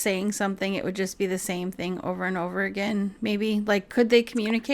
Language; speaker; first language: English; native; English